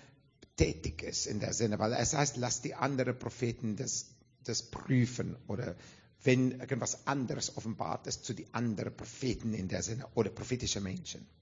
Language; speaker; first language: German; non-native, fluent; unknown